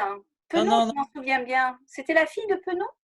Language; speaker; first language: French; native; French